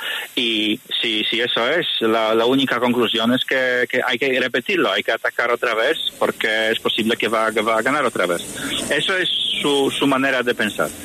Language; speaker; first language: Spanish; non-native, fluent; Polish